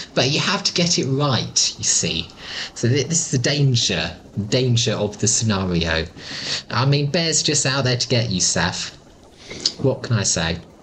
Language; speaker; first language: English; native; English